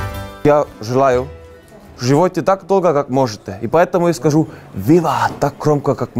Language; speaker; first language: Russian; non-native, learner; Estonian